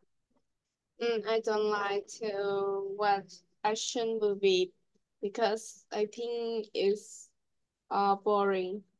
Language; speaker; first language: English; non-native, learner; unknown